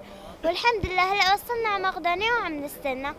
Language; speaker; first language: Arabic; native; Arabic